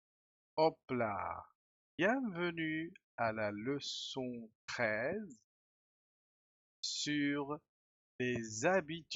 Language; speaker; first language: French; non-native, fluent; Spanish